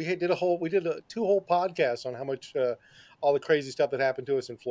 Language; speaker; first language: English; native; English